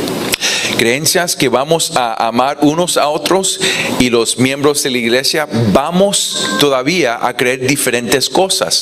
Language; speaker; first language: Spanish; non-native, fluent; English